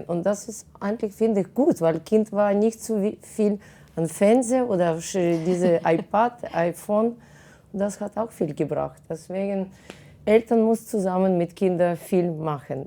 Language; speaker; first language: German; non-native, fluent; Russian